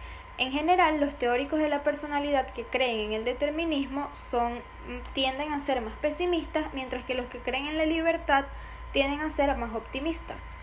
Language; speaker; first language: Spanish; native; Spanish